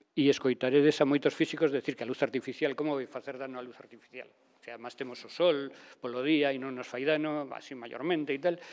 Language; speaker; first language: Galician; native; Galician